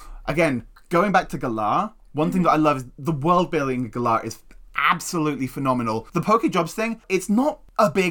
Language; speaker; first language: English; native; English